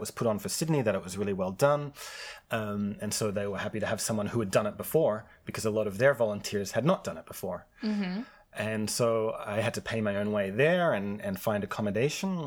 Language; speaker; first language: English; native; English